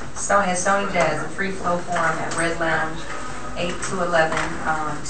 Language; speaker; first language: English; native; English